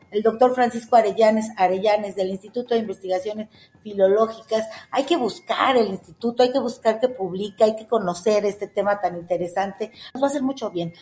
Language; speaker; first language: Spanish; native; Spanish